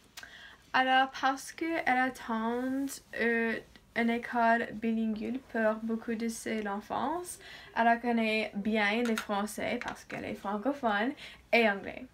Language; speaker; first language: French; non-native, learner; English